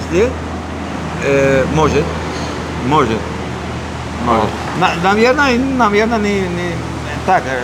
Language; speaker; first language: Russian; non-native, learner; Spanish